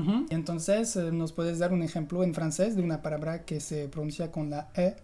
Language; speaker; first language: Spanish; non-native, fluent; French